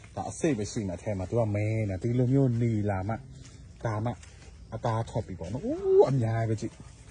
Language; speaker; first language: Burmese; native; Burmese